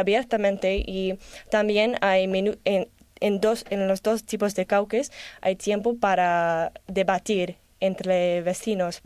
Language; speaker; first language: Spanish; non-native, learner; English